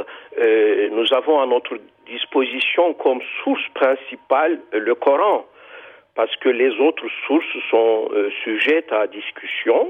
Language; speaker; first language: French; non-native, fluent; Turkish